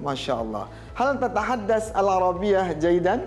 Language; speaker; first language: Arabic; non-native, fluent; Indonesian